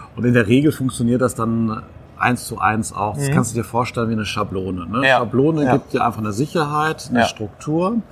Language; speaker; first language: German; native; German